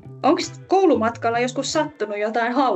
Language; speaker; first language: Finnish; native; Finnish